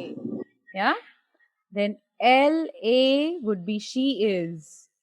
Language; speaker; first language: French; non-native, fluent; Hindi